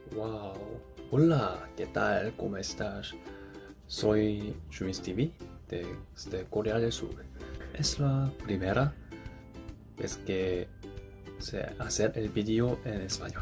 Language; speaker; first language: Spanish; non-native, learner; Korean